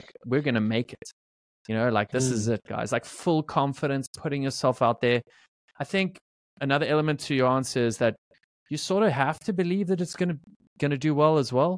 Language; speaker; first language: English; native; English